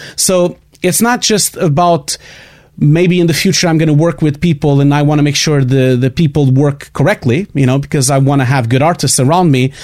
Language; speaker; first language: English; non-native, fluent; Portuguese